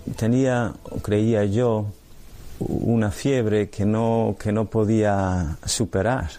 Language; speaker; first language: Spanish; non-native, fluent; English